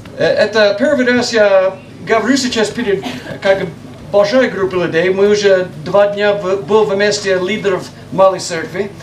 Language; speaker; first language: Russian; non-native, learner; English